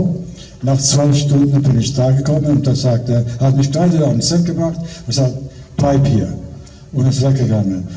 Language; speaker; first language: German; non-native, fluent; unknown